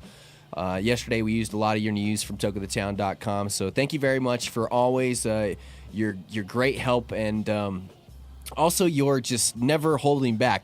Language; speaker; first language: English; native; English